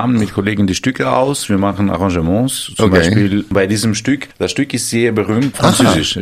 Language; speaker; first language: German; non-native, fluent; Armenian